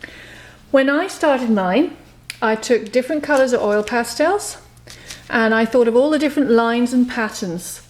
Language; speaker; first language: English; native; English